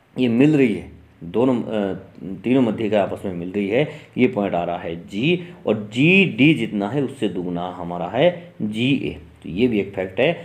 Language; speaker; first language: Hindi; native; Hindi